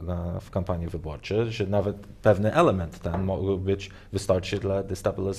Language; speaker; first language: Polish; non-native, learner; English